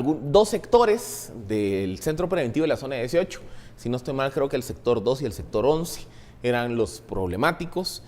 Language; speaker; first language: Spanish; native; Spanish